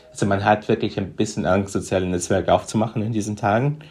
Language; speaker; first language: German; non-native, fluent; Russian